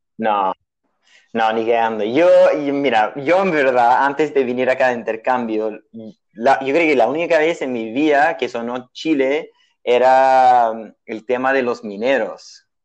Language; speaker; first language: Spanish; non-native, fluent; English